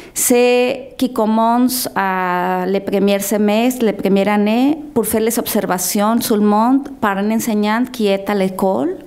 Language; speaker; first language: French; non-native, fluent; Spanish